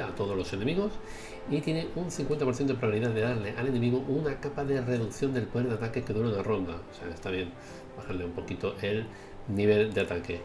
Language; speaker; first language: Spanish; native; Spanish